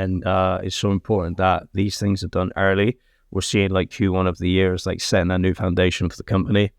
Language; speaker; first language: English; native; English